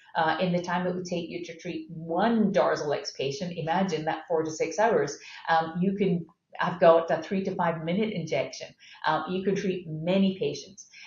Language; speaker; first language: English; native; English